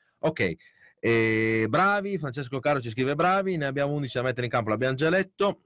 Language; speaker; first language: Italian; native; Italian